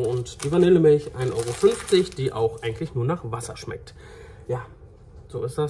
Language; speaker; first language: German; native; German